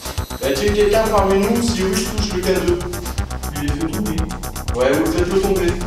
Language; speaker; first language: French; native; French